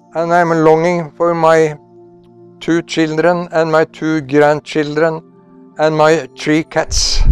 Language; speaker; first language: English; non-native, fluent; Norwegian